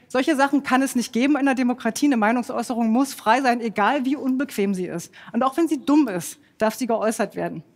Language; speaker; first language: German; native; German